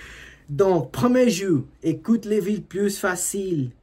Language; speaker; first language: French; non-native, learner; Portuguese